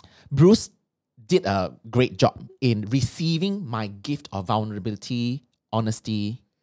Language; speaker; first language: English; non-native, local second language; Chinese